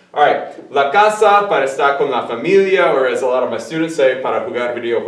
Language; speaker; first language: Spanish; non-native, fluent; English